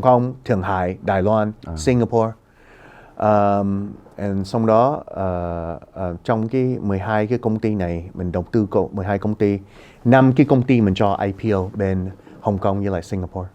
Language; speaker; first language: Vietnamese; early bilingual, heritage; Vietnamese